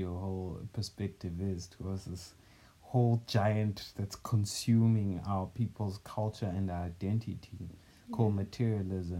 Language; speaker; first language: English; non-native, local second language; North Ndebele